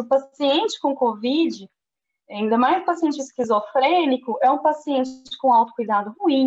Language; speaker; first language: Portuguese; native; Portuguese